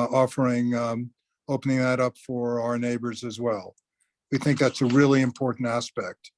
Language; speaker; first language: English; native; English